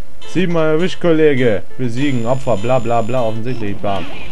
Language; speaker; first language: German; native; German